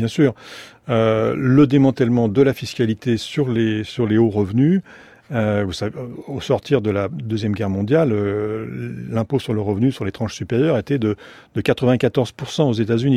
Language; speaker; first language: French; native; French